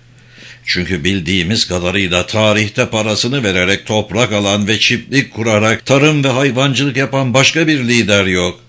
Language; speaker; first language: Turkish; native; Turkish